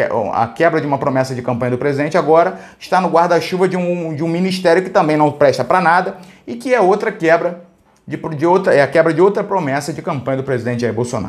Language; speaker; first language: Portuguese; native; Portuguese